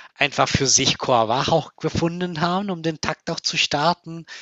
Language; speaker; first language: German; non-native, fluent; Spanish